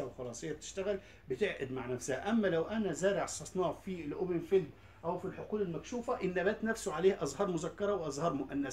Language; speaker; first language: Arabic; native; Arabic